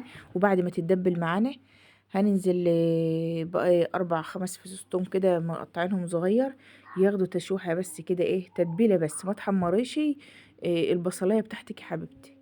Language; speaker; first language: Arabic; native; Arabic